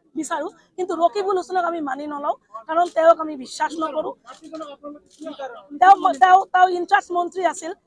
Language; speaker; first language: Assamese; non-native, local second language; Bangla